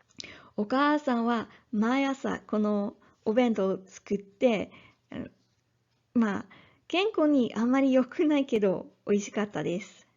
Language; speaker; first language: Japanese; non-native, learner; English